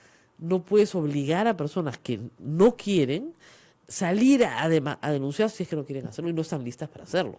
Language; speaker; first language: Spanish; native; Spanish